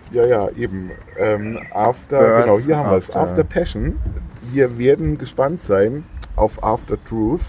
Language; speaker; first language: German; native; German